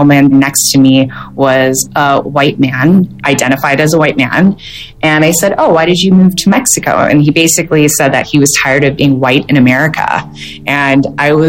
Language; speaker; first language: English; native; English